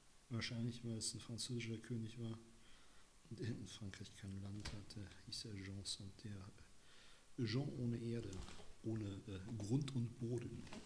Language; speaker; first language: German; native; German